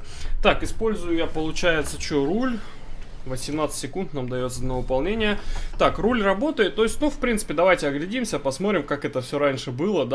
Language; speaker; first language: Russian; native; Russian